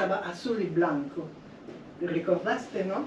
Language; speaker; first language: Spanish; non-native, fluent; French